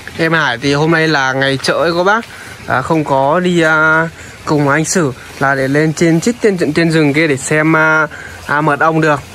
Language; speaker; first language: Vietnamese; native; Vietnamese